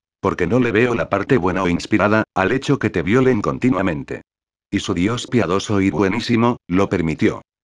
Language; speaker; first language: Spanish; native; Spanish